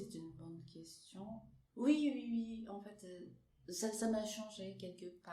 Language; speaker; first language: French; non-native, fluent; Japanese